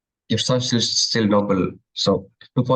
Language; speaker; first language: English; non-native, learner; Indonesian